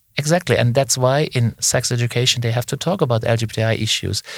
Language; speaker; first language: English; non-native, fluent; Luxembourgish